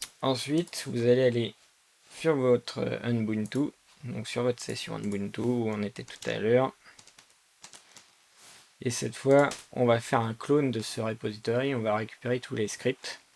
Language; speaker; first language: French; native; French